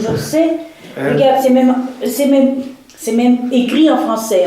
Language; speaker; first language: French; early bilingual, heritage; Russian